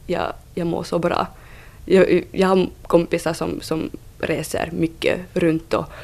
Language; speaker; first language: Swedish; non-native, fluent; French